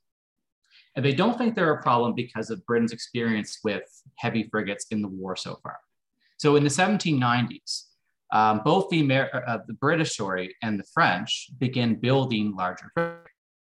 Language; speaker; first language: English; native; English